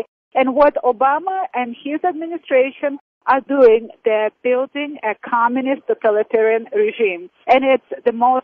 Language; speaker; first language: English; non-native, fluent; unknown